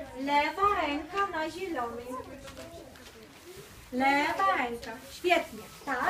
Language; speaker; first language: Polish; non-native, learner; Ukrainian